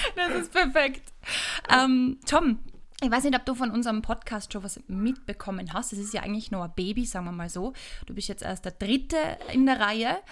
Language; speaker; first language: German; native; German